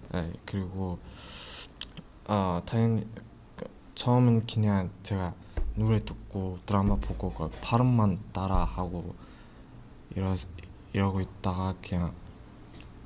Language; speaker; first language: Korean; non-native, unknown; Mongolian